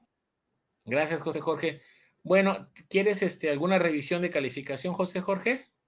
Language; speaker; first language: Spanish; native; Spanish